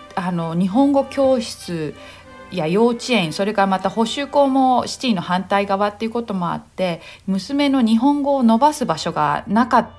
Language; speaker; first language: Japanese; native; Japanese